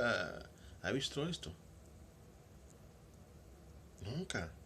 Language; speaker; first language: Spanish; non-native, local second language; Haitian Creole